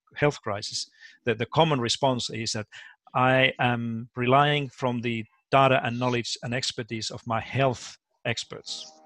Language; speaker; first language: English; non-native, fluent; Finnish